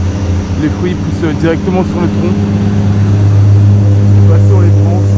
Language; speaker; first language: French; native; French